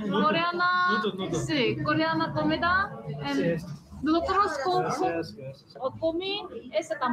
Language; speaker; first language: Spanish; non-native, learner; Korean